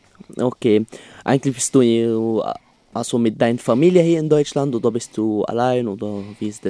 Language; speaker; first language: German; non-native, learner; Arabic